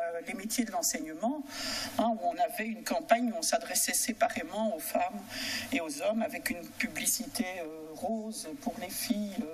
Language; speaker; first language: French; native; French